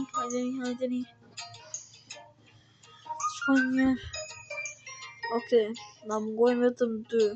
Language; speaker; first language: Albanian; early bilingual, heritage; Albanian